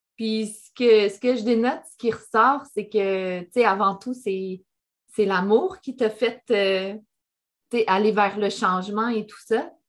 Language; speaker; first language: French; native; French